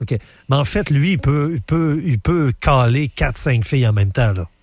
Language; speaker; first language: French; native; French